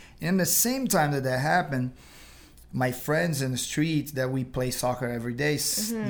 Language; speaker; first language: English; non-native, fluent; Portuguese